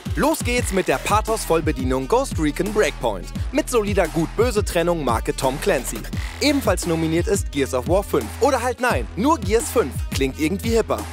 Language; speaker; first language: German; native; German